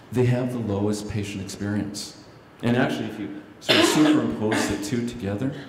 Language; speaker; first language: English; native; English